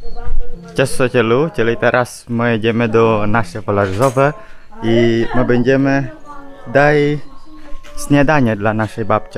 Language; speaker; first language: Polish; non-native, learner; Balinese